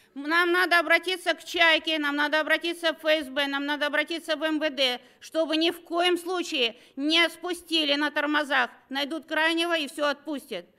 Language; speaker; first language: Russian; native; Russian